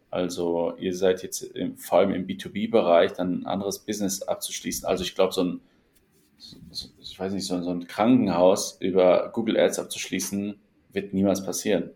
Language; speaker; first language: German; native; German